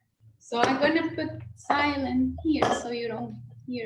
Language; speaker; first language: English; non-native, learner; Spanish